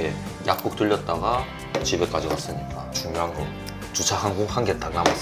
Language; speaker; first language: Korean; native; Korean